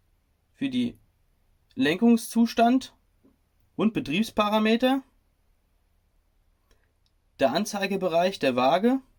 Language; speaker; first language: German; native; German